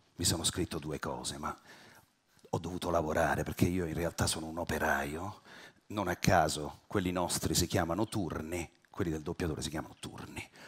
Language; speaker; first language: Italian; native; Italian